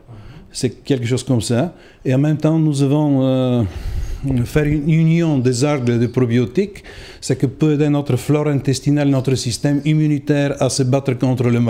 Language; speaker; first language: French; non-native, fluent; Bulgarian